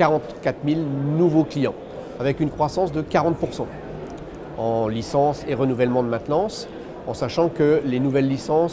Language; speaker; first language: French; native; French